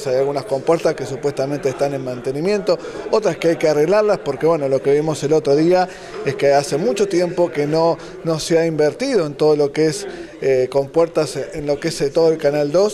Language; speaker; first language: Spanish; native; Spanish